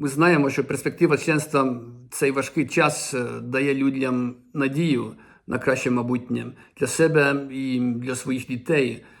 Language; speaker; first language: Ukrainian; non-native, fluent; Estonian